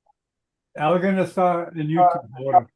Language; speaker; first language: Spanish; non-native, learner; English